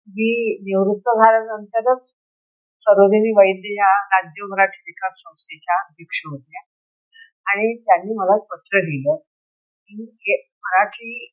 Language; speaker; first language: Marathi; native; Marathi